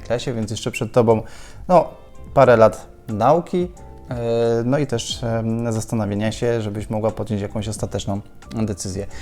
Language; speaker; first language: Polish; native; Polish